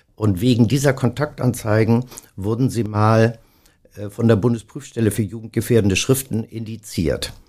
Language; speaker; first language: German; native; German